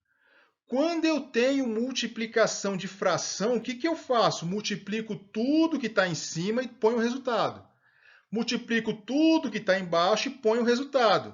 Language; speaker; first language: Portuguese; native; Portuguese